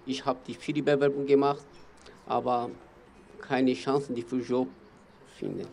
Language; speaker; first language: German; non-native, learner; Kurdish